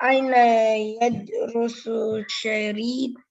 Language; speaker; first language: Arabic; non-native, learner; English